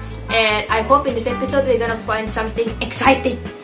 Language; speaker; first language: English; non-native, fluent; Indonesian